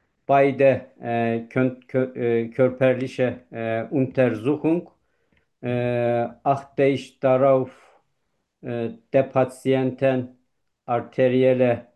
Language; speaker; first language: German; non-native, learner; Turkish